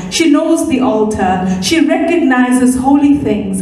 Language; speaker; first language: English; native; English